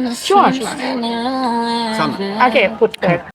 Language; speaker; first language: English; non-native, learner; Thai